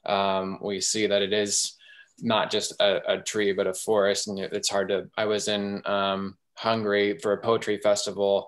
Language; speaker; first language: English; native; English